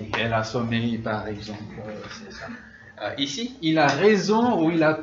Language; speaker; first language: French; non-native, fluent; English